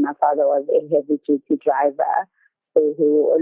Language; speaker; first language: English; non-native, local second language; Zulu